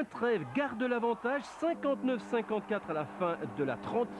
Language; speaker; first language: French; native; French